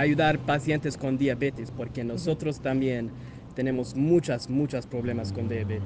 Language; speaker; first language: Spanish; non-native, learner; English